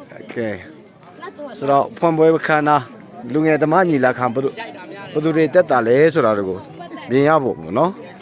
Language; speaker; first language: Burmese; non-native, local second language; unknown